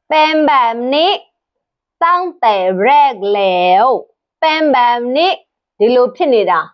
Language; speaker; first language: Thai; non-native, fluent; Burmese